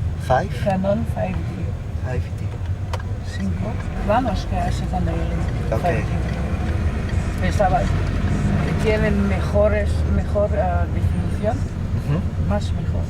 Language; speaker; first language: Spanish; non-native, learner; Portuguese